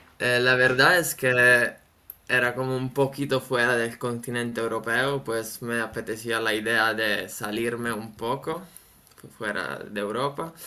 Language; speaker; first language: Spanish; non-native, fluent; Italian